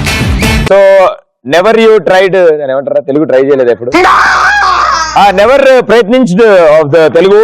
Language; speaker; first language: Telugu; native; Telugu